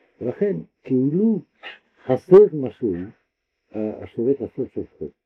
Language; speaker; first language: Hebrew; non-native, fluent; French